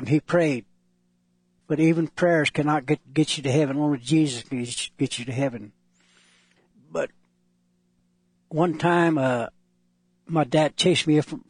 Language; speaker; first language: English; non-native, local second language; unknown